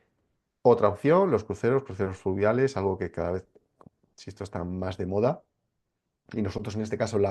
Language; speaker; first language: Spanish; native; Spanish